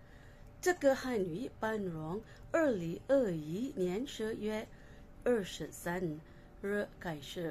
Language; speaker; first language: Chinese; non-native, learner; Malay